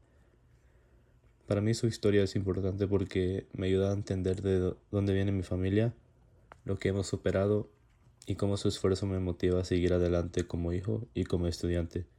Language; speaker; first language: Spanish; early bilingual, heritage; Spanish